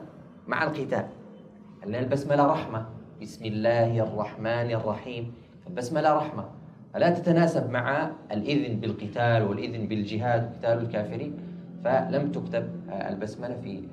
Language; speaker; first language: Arabic; native; Arabic